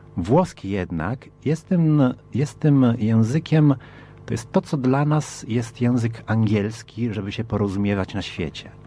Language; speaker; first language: Polish; non-native, fluent; Italian